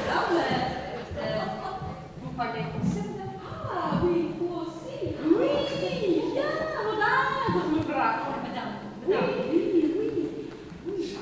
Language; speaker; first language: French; non-native, learner; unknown